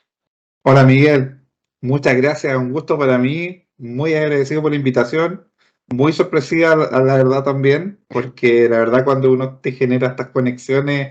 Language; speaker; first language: Spanish; native; Spanish